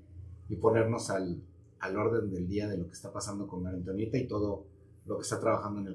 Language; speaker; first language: Spanish; native; Spanish